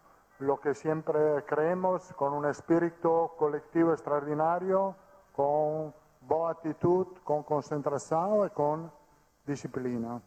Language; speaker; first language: Portuguese; non-native, fluent; Italian